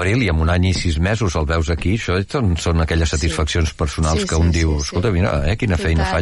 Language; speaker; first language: Catalan; native; Catalan